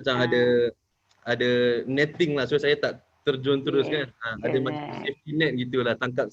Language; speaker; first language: Malay; native; Malay